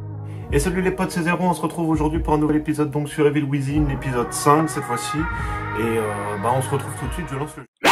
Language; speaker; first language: French; native; French